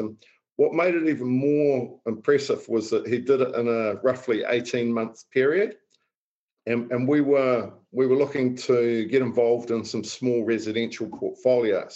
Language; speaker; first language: English; native; English